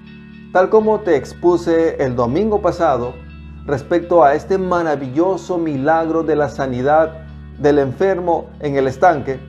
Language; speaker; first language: Spanish; native; Spanish